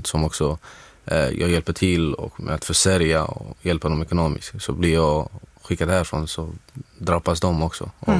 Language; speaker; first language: Swedish; non-native, fluent; Arabic